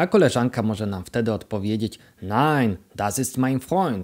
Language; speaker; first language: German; non-native, fluent; Polish